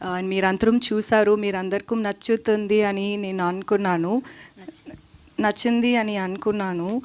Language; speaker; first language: Telugu; non-native, learner; Tamil